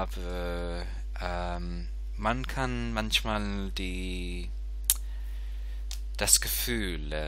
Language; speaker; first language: German; non-native, fluent; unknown